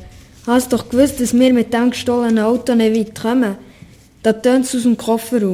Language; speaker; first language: German; native; German